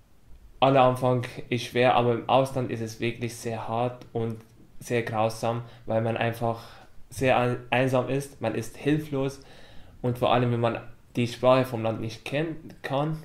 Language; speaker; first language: German; non-native, fluent; Arabic